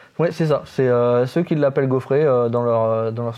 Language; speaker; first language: French; native; French